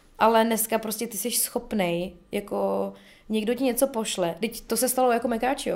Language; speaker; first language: Czech; early bilingual, other home language; Bulgarian